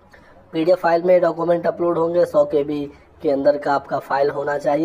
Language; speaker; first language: Hindi; native; Hindi